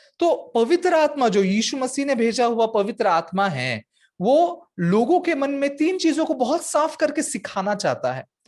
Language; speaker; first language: Hindi; non-native, local second language; Marathi